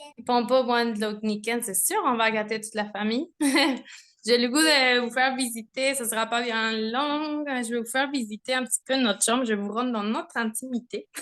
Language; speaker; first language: French; non-native, fluent; Spanish